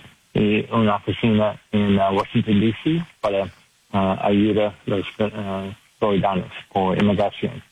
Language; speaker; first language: Spanish; non-native, learner; English